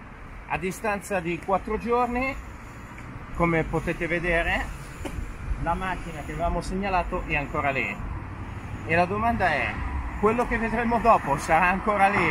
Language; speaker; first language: Italian; native; Italian